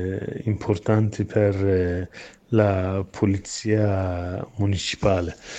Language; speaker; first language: Italian; non-native, learner; Kurdish